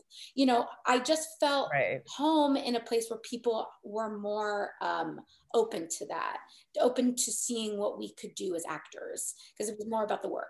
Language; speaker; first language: English; native; English